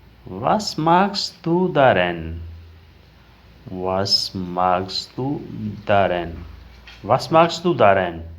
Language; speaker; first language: German; non-native, learner; Urdu